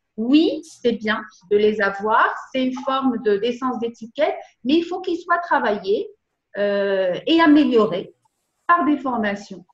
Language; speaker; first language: French; non-native, local second language; Arabic